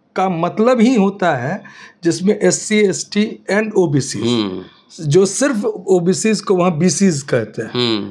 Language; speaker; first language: Hindi; native; Hindi